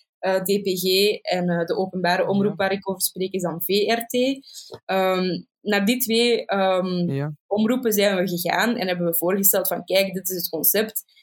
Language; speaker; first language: Dutch; native; Dutch